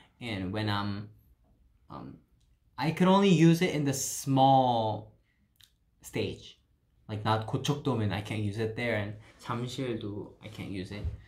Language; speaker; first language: English; early bilingual, other home language; Korean